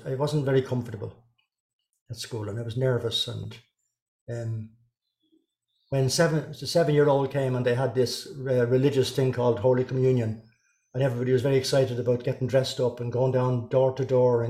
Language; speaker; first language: English; native; English